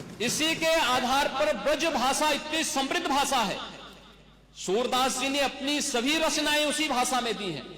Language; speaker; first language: Hindi; native; Hindi